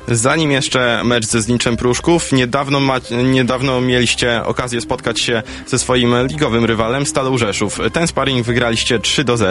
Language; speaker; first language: Polish; native; Polish